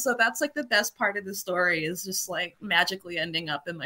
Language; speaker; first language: English; native; English